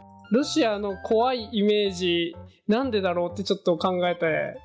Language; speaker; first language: Japanese; native; Japanese